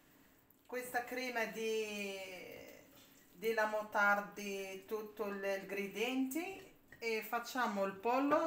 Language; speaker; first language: Italian; non-native, learner; Arabic